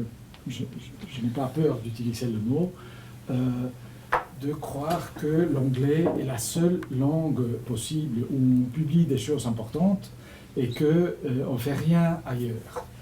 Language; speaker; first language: French; non-native, fluent; Spanish